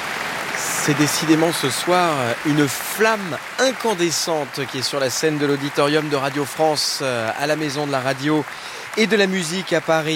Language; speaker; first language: French; native; French